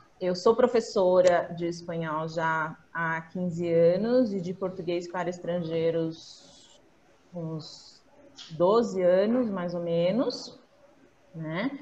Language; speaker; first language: Portuguese; native; Portuguese